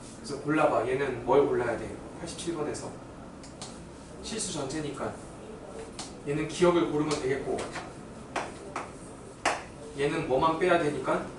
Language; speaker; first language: Korean; native; Korean